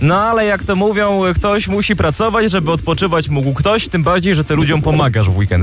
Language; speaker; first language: Polish; native; Polish